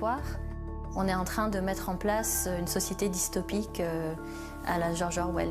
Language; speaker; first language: French; native; French